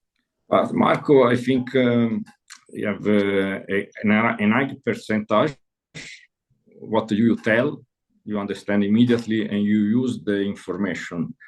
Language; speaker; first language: English; non-native, learner; Italian